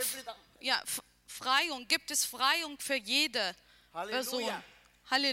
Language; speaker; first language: German; non-native, learner; Arabic